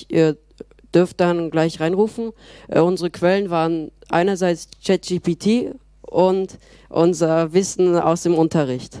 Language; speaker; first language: German; native; German